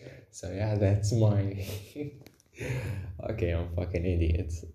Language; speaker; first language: English; non-native, fluent; Arabic